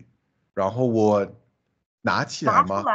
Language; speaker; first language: Chinese; non-native, learner; English